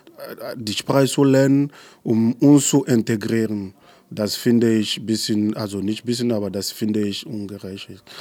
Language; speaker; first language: German; non-native, learner; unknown